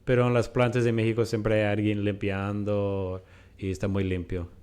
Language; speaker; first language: Spanish; non-native, fluent; English